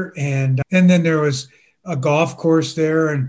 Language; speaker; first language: English; native; English